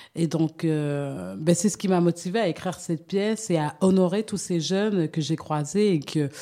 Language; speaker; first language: French; native; French